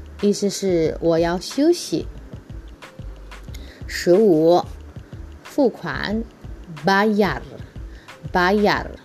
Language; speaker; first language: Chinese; early bilingual, heritage; Chinese